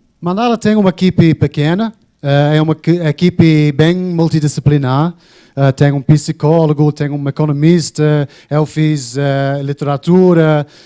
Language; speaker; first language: Portuguese; non-native, fluent; English